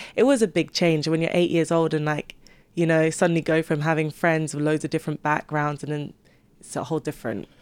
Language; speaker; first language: English; native; English